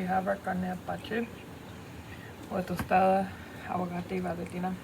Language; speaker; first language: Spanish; early bilingual, heritage; Spanish